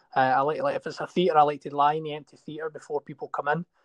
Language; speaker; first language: English; native; English